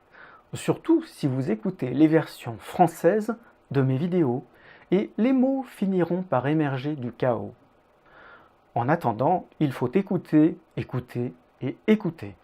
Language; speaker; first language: French; native; French